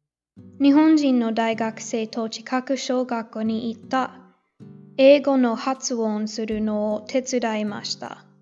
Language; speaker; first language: Japanese; non-native, learner; English